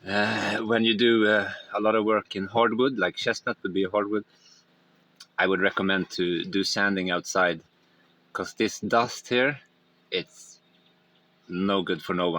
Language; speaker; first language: English; non-native, fluent; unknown